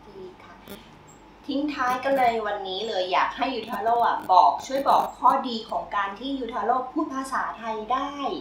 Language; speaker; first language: Thai; native; Thai